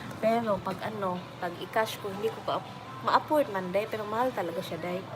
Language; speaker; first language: Filipino; non-native, local second language; Waray